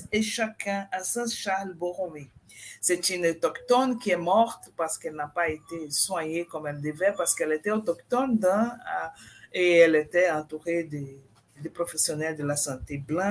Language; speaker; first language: French; non-native, fluent; Portuguese